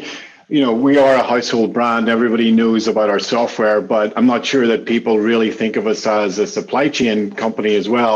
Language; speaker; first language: English; native; English